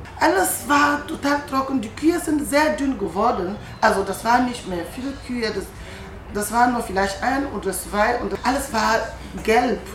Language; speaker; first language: German; non-native, fluent; French